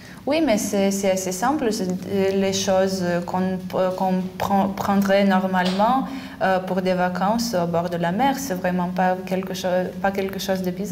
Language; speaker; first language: French; non-native, fluent; Lithuanian